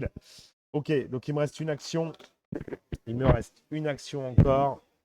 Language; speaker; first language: French; native; French